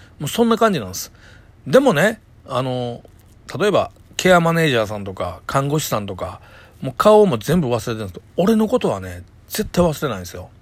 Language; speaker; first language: Japanese; native; Japanese